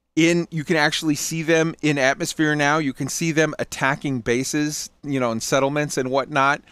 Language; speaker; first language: English; native; English